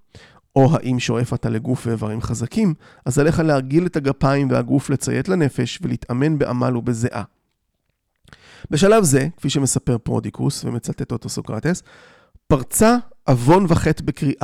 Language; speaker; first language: Hebrew; native; Hebrew